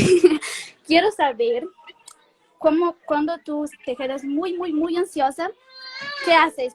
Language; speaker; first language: Spanish; non-native, fluent; Portuguese